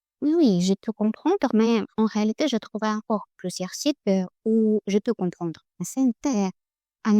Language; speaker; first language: French; non-native, learner; Russian